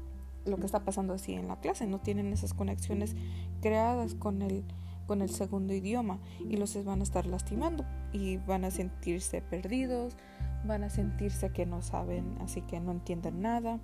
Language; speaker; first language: Spanish; early bilingual, heritage; Spanish